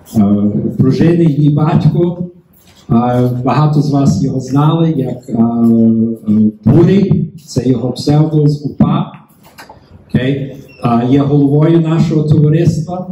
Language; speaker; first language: Ukrainian; early bilingual, heritage; Ukrainian